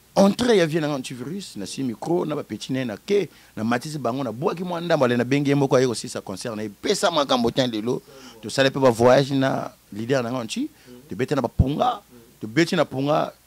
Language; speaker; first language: Lingala; native; Lingala